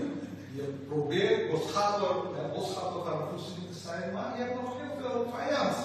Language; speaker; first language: Dutch; non-native, fluent; Indonesian